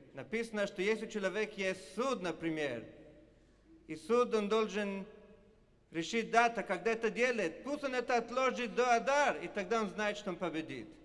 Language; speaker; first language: Russian; non-native, fluent; Italian